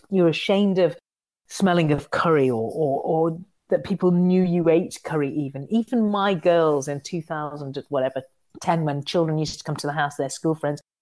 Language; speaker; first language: English; native; English